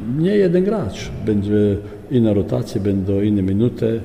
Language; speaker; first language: Polish; non-native, fluent; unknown